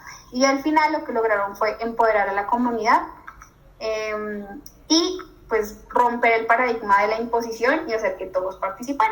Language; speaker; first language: Spanish; native; Spanish